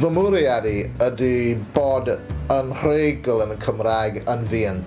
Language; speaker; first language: Welsh; non-native, learner; English